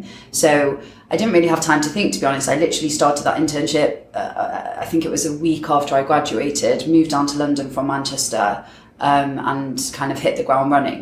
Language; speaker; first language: English; native; English